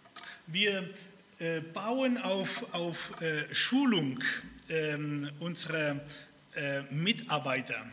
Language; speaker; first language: German; early bilingual, other home language; Spanish